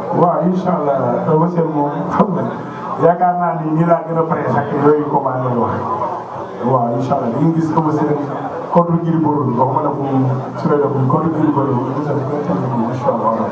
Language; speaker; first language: Wolof; non-native, local second language; Serer